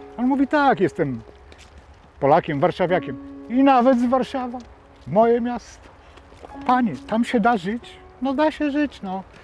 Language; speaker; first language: Polish; native; Polish